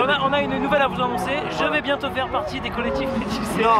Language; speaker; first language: French; native; French